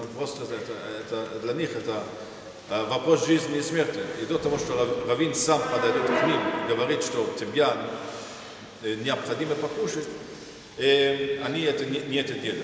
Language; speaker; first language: Russian; non-native, fluent; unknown